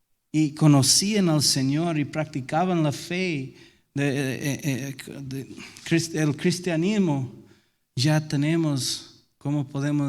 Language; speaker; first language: Spanish; non-native, fluent; English